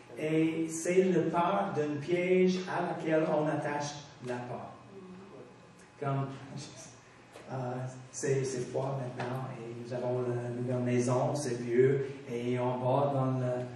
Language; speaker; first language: French; non-native, fluent; English